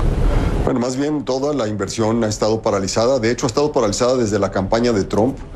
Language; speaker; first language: Spanish; native; Spanish